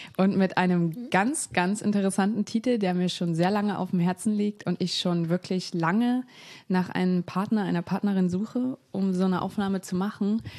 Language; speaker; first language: German; native; German